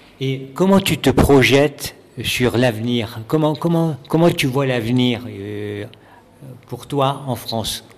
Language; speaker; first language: French; native; French